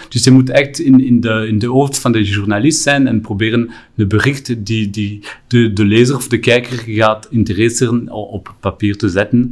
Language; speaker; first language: Dutch; non-native, local second language; French